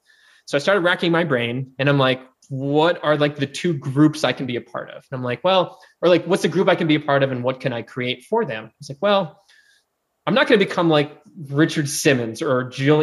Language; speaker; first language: English; native; English